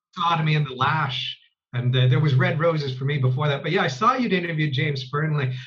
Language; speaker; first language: English; native; English